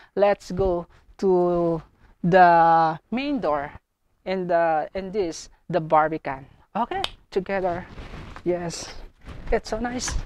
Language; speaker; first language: English; non-native, learner; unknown